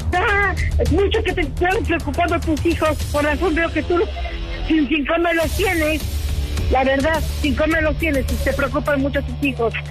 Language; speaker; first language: Spanish; native; Spanish